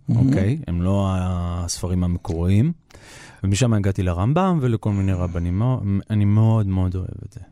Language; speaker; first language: Hebrew; native; Hebrew